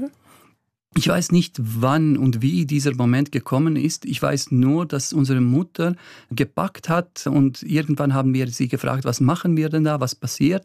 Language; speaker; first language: German; early bilingual, other home language; Bosnian